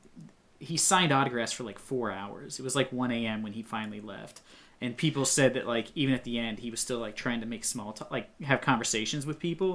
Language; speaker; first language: English; native; English